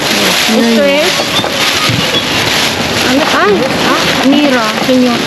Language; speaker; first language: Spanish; non-native, learner; Filipino